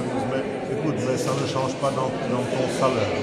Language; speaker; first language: French; non-native, fluent; Czech